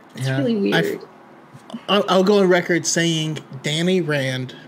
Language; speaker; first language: English; native; English